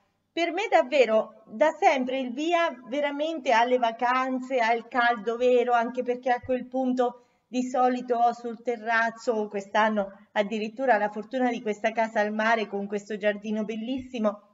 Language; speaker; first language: Italian; native; Italian